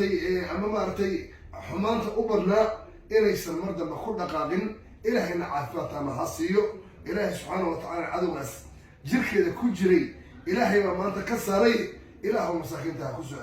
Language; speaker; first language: Somali; native; Somali